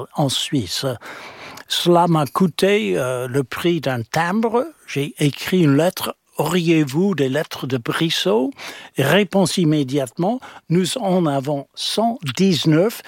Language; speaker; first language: French; non-native, fluent; English